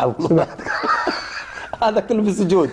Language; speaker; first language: Arabic; native; Arabic